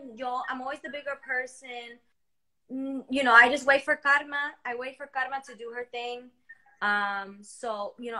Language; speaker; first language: English; early bilingual, other home language; Spanish